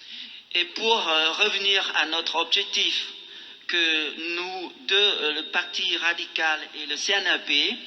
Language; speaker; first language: French; non-native, fluent; Khmer